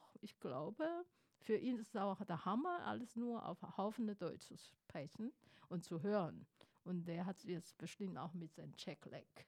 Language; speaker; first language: German; non-native, fluent; Chinese